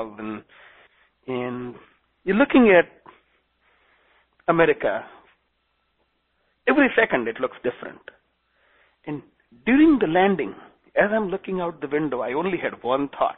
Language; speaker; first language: English; non-native, local second language; Gujarati